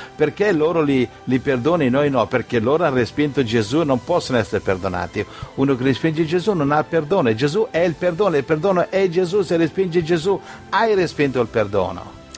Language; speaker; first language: Italian; native; Italian